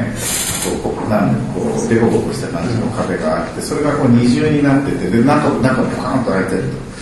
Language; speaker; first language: Japanese; native; Japanese